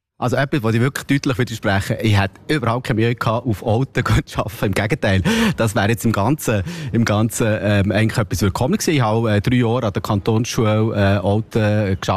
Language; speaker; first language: German; native; German